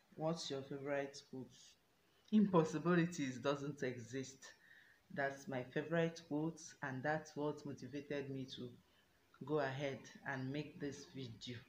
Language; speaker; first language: English; non-native, local second language; Igbo